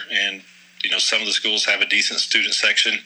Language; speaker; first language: English; native; English